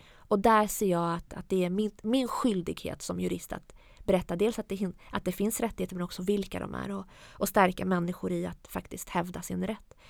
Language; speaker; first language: Swedish; early bilingual, other home language; Arabic